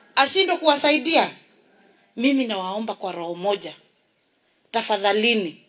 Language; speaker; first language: Swahili; non-native, local second language; Kikuyu